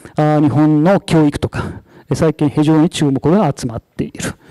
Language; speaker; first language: Japanese; non-native, fluent; Arabic